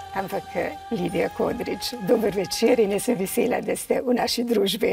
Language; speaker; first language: Slovenian; native; Slovenian